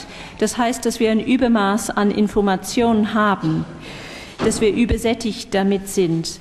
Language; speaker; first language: German; non-native, fluent; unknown